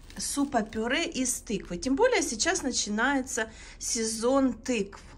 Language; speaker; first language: Russian; native; Russian